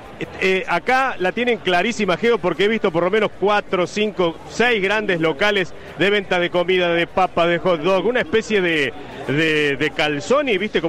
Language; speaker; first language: Spanish; native; Spanish